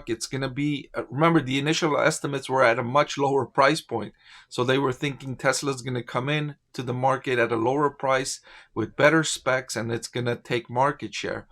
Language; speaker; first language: English; native; English